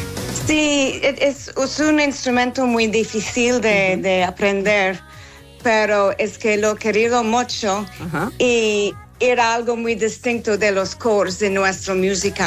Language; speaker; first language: Spanish; non-native, learner; English